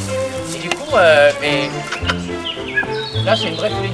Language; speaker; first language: French; native; French